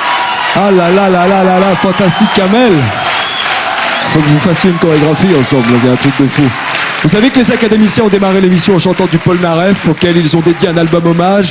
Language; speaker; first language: French; native; French